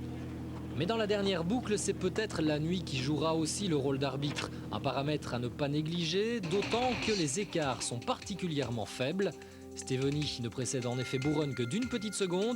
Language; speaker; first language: French; native; French